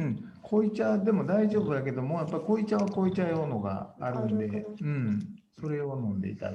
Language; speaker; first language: Japanese; native; Japanese